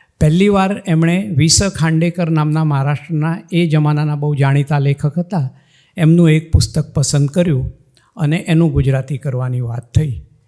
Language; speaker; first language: Gujarati; non-native, local second language; Marathi